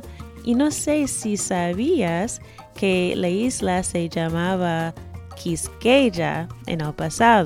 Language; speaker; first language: Spanish; non-native, fluent; English